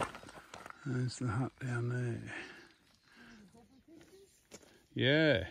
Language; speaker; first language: English; native; English